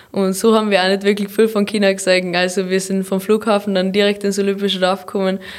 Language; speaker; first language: German; native; German